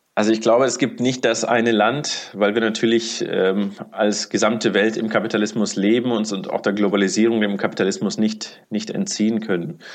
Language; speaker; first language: German; early bilingual, other home language; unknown